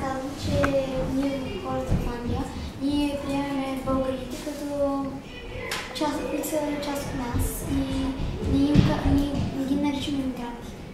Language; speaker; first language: Bulgarian; early bilingual, other home language; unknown